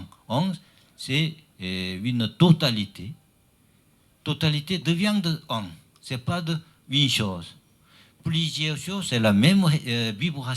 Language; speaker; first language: French; non-native, learner; Chinese